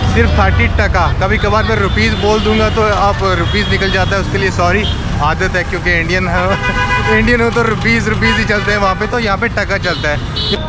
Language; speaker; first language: Hindi; native; Hindi